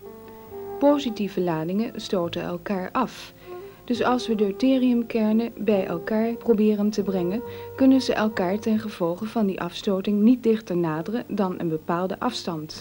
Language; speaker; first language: Dutch; native; Dutch